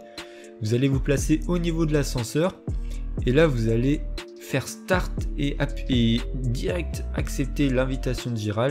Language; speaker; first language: French; native; French